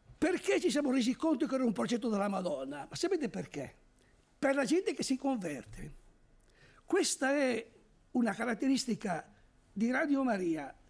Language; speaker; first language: Italian; native; Italian